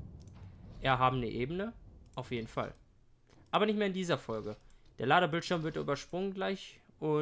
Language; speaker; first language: German; native; German